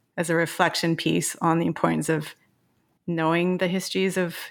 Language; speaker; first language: English; native; English